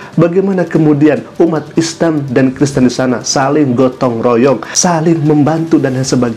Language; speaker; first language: Indonesian; native; Indonesian